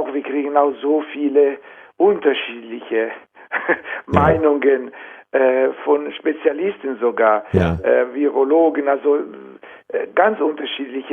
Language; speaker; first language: German; non-native, fluent; Italian